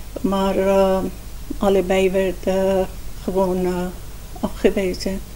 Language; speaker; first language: Dutch; non-native, learner; Persian